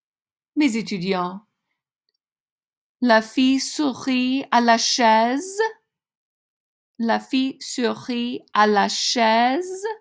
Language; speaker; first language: French; non-native, fluent; English